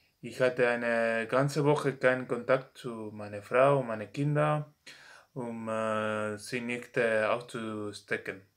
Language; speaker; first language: German; non-native, learner; Spanish